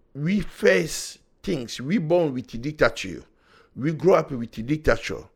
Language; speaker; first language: English; non-native, learner; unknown